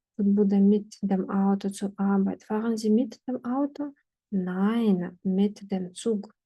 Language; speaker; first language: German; non-native, fluent; Ukrainian